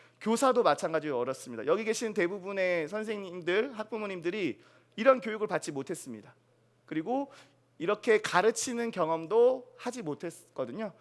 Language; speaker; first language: Korean; native; Korean